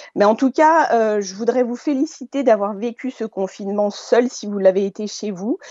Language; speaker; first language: French; native; French